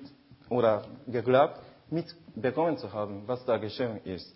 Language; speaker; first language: German; non-native, fluent; Japanese